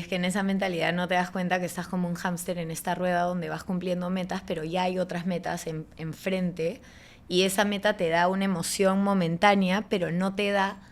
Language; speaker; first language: Spanish; native; Spanish